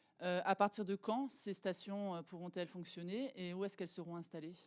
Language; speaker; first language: French; native; French